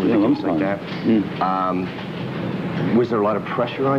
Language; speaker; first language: English; native; English